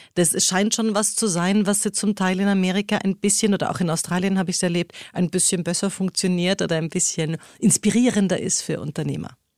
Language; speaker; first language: German; native; German